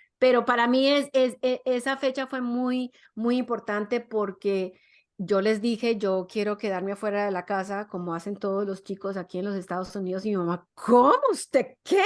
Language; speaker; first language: Spanish; early bilingual, other home language; English